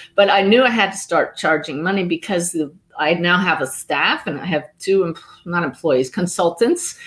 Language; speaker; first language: English; native; English